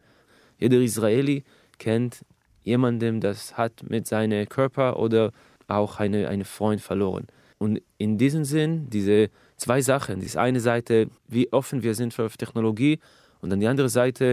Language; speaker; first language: German; non-native, fluent; Hebrew